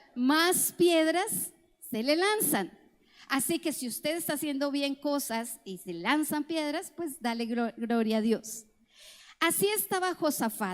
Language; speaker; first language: Spanish; native; Spanish